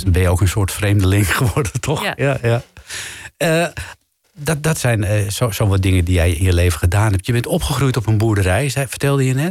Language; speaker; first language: Dutch; native; Dutch